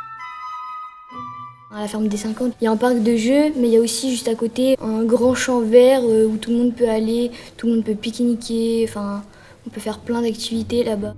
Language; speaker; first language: French; native; French